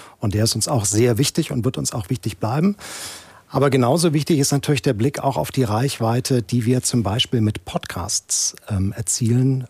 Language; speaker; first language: German; native; German